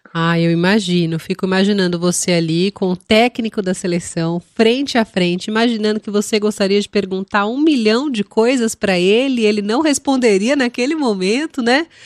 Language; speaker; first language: Portuguese; native; Portuguese